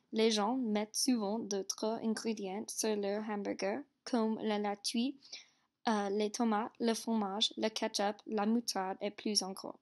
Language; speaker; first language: French; non-native, learner; English